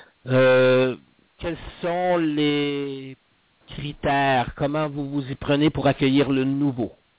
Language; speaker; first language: French; native; French